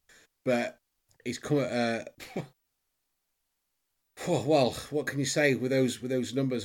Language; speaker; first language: English; native; English